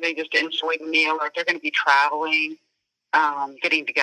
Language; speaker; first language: English; native; English